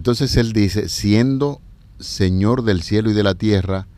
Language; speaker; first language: Spanish; native; Spanish